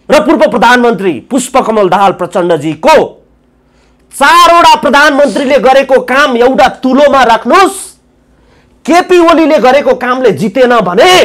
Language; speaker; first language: Nepali; native; Nepali